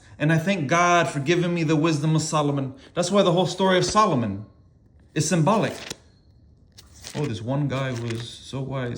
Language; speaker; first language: English; native; English